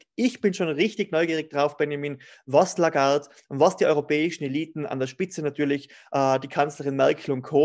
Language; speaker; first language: German; native; German